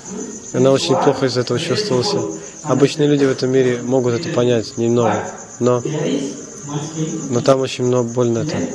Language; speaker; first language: Russian; non-native, fluent; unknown